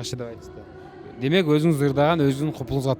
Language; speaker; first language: Kyrgyz; native; Kyrgyz